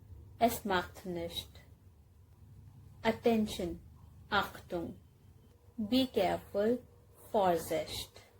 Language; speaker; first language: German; non-native, learner; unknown